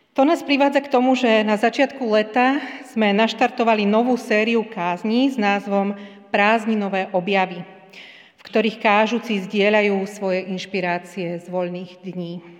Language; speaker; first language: Slovak; native; Slovak